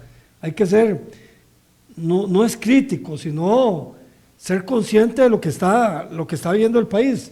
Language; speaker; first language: Spanish; native; Spanish